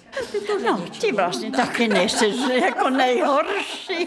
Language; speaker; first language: Czech; non-native, fluent; Russian